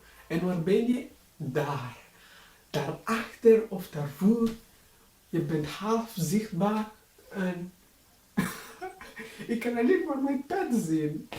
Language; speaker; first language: Dutch; early bilingual, other home language; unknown